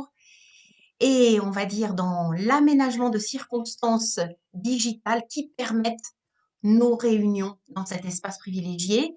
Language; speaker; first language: French; native; French